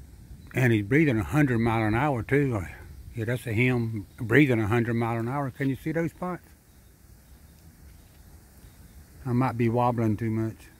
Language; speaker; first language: English; native; English